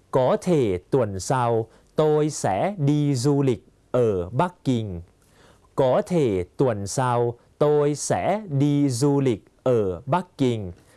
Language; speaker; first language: Thai; native; Thai